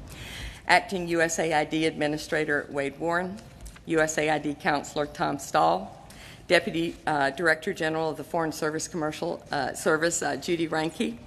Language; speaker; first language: English; native; English